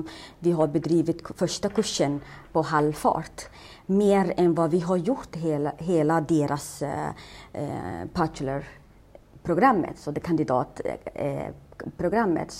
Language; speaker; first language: Swedish; non-native, fluent; Somali